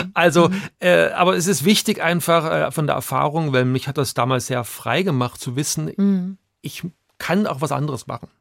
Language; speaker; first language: German; native; German